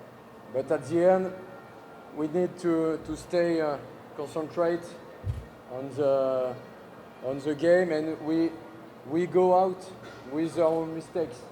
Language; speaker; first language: English; non-native, learner; French